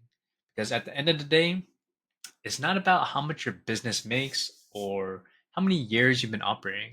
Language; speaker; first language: English; native; English